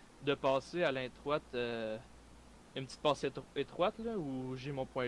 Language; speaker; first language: French; native; French